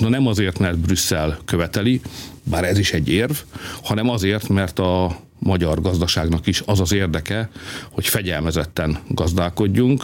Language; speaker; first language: Hungarian; native; Hungarian